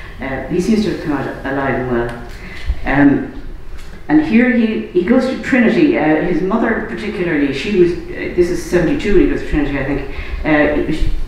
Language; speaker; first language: English; native; English